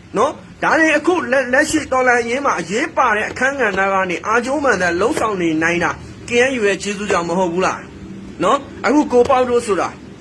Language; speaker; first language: Burmese; non-native, local second language; Karen languages